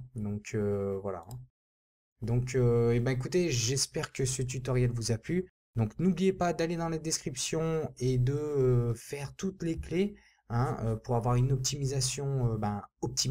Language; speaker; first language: French; native; French